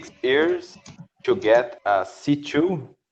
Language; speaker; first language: English; non-native, learner; Portuguese